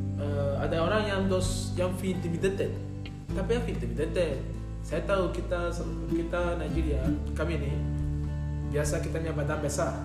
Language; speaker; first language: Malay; non-native, learner; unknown